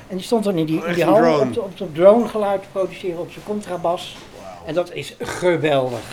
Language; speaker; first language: Dutch; native; Dutch